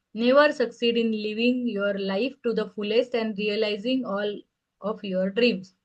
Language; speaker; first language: English; non-native, local second language; Marathi